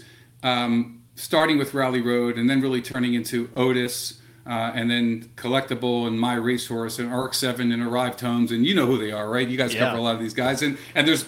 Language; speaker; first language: English; native; English